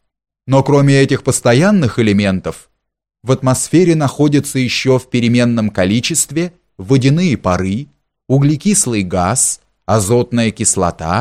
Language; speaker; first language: Russian; native; Russian